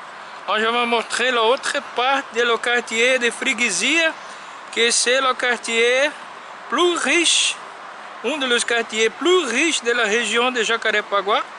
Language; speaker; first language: French; non-native, learner; Portuguese